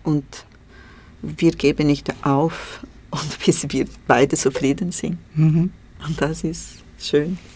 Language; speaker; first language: German; non-native, learner; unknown